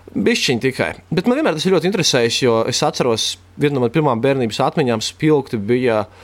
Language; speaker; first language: Latvian; native; Latvian